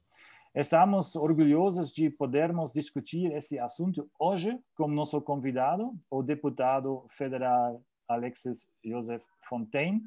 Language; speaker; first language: Portuguese; non-native, learner; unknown